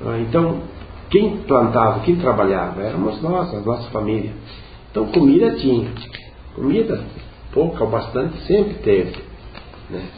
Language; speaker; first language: Portuguese; non-native, local second language; Venetian